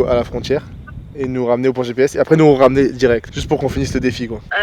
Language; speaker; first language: French; native; French